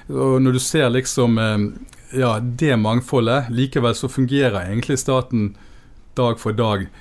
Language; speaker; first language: Norwegian; native; Norwegian